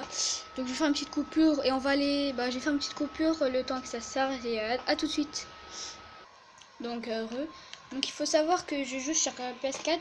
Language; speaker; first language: French; native; French